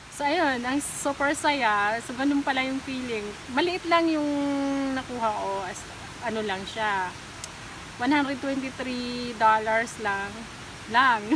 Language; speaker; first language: Filipino; non-native, local second language; Waray